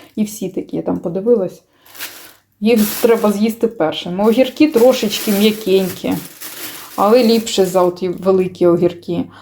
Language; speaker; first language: Ukrainian; non-native, local second language; Russian